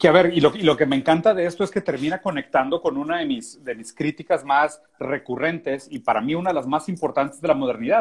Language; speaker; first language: Spanish; native; Spanish